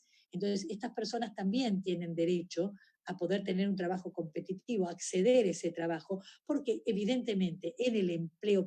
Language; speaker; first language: Spanish; native; Spanish